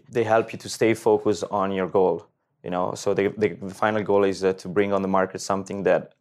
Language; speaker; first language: English; non-native, fluent; Italian